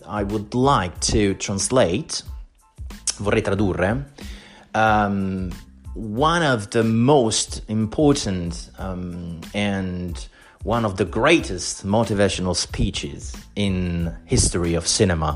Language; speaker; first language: English; non-native, fluent; Italian